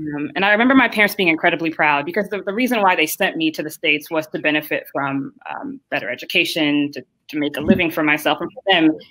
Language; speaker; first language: English; early bilingual, other home language; Haitian Creole